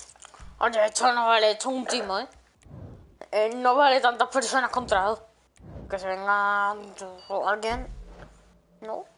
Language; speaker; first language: Spanish; native; Spanish